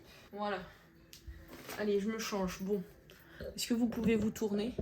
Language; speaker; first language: French; native; French